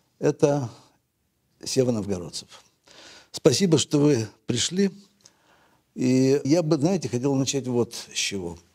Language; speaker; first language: Russian; native; Russian